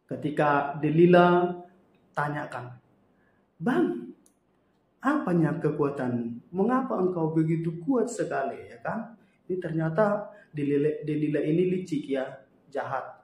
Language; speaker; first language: Indonesian; native; Indonesian